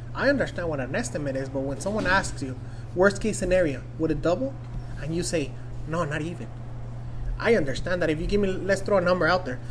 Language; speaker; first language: English; non-native, fluent; Spanish